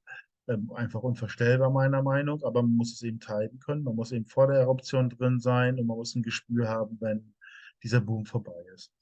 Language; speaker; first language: German; native; German